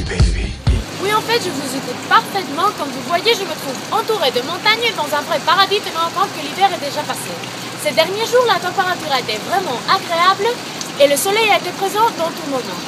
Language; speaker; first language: French; non-native, learner; Spanish